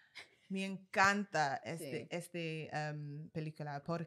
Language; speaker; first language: Spanish; non-native, learner; English